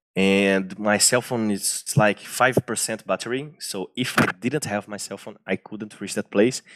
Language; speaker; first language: English; non-native, fluent; Portuguese